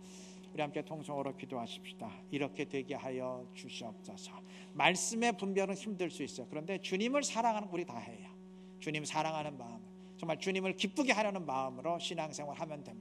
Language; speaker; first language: Korean; native; Korean